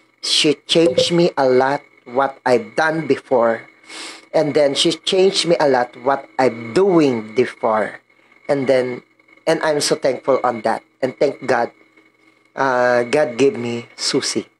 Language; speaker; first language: English; non-native, learner; Filipino